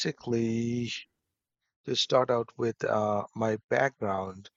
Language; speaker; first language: English; non-native, local second language; Bangla